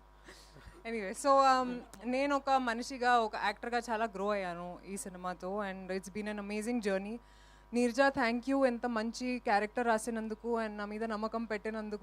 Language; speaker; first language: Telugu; non-native, fluent; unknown